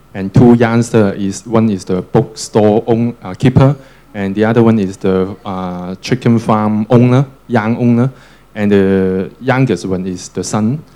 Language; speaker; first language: English; non-native, local second language; Cantonese